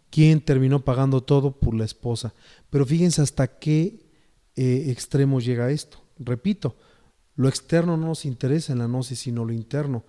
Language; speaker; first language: Spanish; native; Spanish